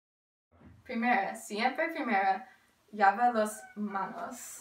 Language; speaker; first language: Spanish; non-native, learner; English